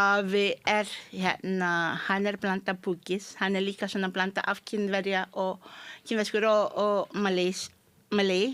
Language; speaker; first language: Icelandic; non-native, fluent; Malay